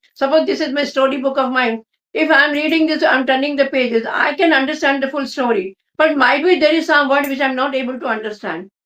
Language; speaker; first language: English; non-native, local second language; Hindi